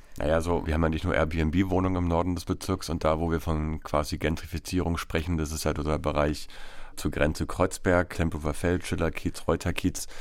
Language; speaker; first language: German; native; German